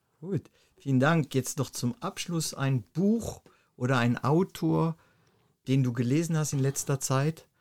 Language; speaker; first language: German; native; German